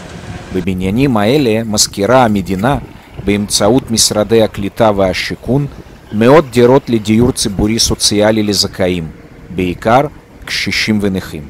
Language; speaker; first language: Hebrew; native; Hebrew